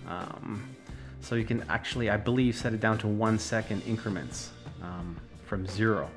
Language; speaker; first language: English; native; English